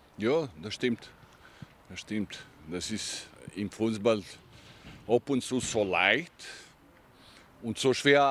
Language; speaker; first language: German; non-native, learner; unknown